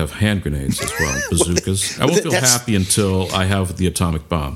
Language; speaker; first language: English; native; English